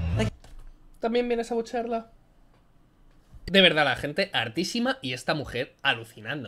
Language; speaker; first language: Spanish; native; Spanish